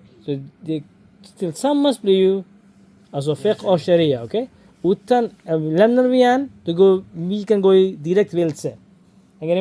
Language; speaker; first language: Swedish; non-native, fluent; Urdu